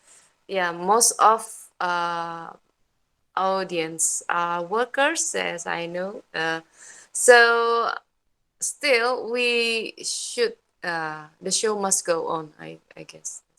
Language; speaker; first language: English; non-native, learner; Indonesian